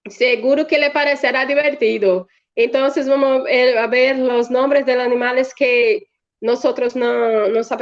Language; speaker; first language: Spanish; non-native, fluent; Portuguese